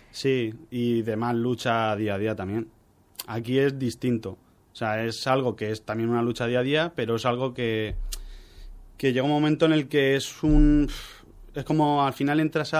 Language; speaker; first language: Spanish; native; Spanish